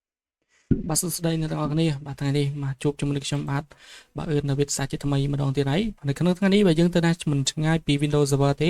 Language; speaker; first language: Khmer; native; Khmer